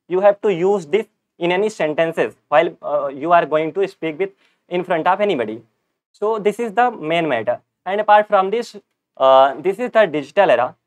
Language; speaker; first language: English; non-native, local second language; Hindi